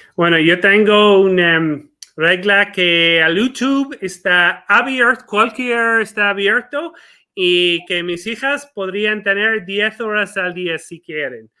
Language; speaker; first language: Spanish; non-native, fluent; English